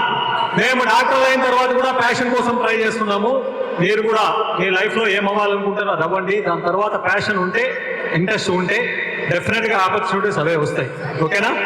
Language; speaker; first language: Telugu; native; Telugu